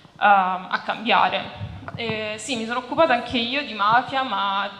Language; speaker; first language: Italian; native; Italian